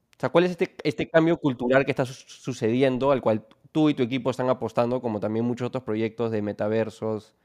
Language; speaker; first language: Spanish; native; Spanish